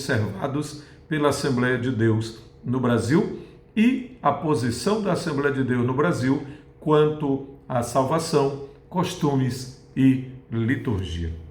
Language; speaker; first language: Portuguese; native; Portuguese